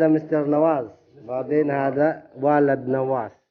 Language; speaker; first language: Arabic; non-native, learner; Filipino